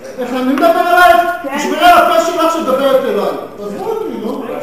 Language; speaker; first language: Hebrew; native; Hebrew